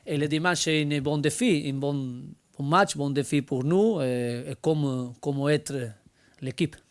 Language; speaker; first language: French; non-native, learner; Spanish